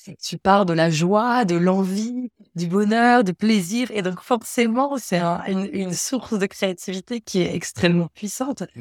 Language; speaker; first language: French; native; French